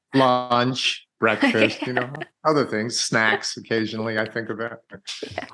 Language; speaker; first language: English; native; English